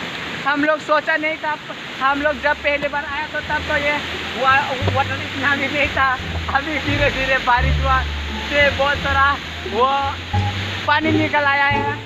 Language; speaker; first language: Hindi; non-native, local second language; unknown